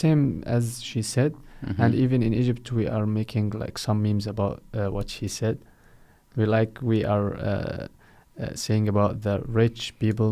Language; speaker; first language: English; non-native, fluent; Arabic